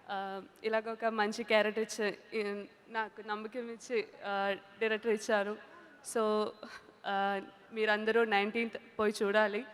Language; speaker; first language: Telugu; non-native, learner; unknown